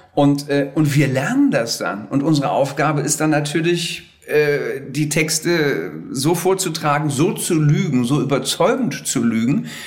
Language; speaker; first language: German; native; German